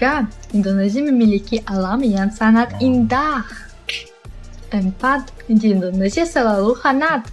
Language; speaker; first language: Indonesian; non-native, learner; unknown